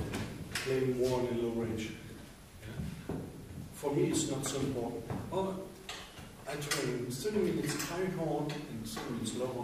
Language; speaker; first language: English; non-native, learner; German